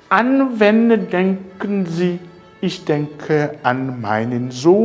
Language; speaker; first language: German; non-native, fluent; Rundi